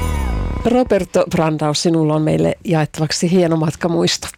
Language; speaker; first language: Finnish; native; Finnish